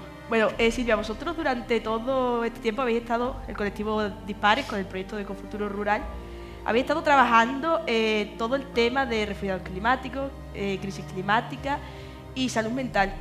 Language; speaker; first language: Spanish; native; Spanish